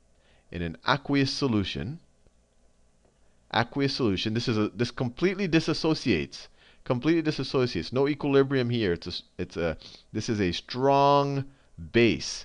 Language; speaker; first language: English; native; English